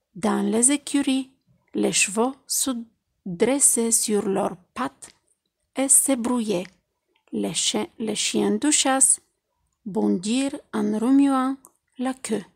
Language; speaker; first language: French; non-native, fluent; Bulgarian